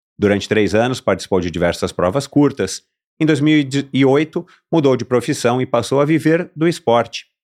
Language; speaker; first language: Portuguese; native; Portuguese